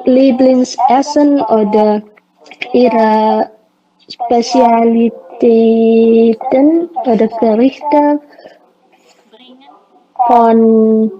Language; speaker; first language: German; non-native, learner; Indonesian